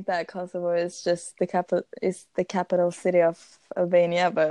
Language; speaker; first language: English; non-native, fluent; Swedish